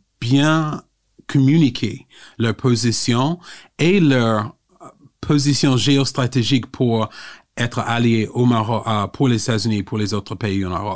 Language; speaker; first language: French; non-native, fluent; English